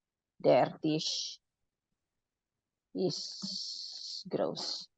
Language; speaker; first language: German; non-native, fluent; Indonesian